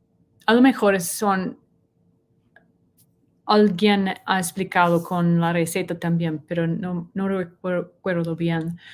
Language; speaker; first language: Spanish; non-native, learner; English